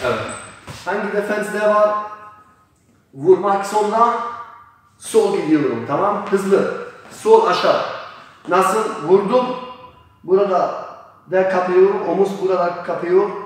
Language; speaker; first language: Turkish; non-native, learner; Polish